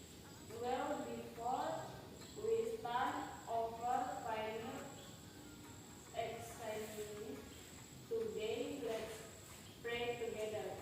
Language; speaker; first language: English; non-native, learner; Indonesian